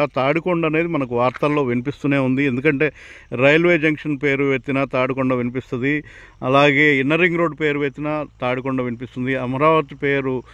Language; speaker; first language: Telugu; native; Telugu